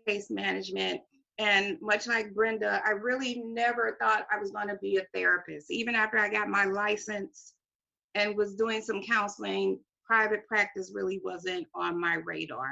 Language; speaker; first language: English; native; English